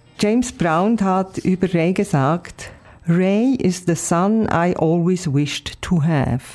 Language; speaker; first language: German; native; German